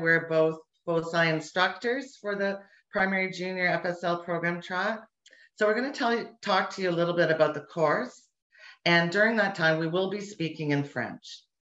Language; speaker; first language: English; native; English